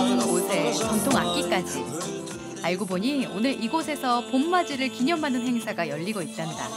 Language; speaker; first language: Korean; native; Korean